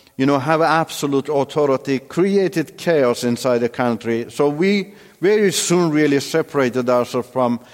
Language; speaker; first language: English; non-native, fluent; Turkish